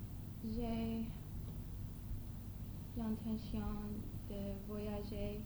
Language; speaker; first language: French; non-native, learner; English